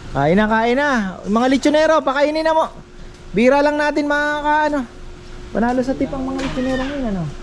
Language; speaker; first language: Filipino; native; Filipino